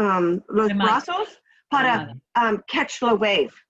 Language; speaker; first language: Spanish; non-native, learner; English